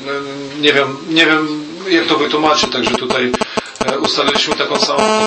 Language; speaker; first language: Polish; non-native, fluent; Russian